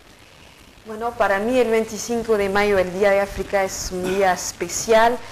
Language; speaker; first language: Spanish; non-native, fluent; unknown